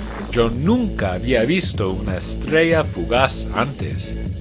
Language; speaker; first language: Spanish; non-native, fluent; English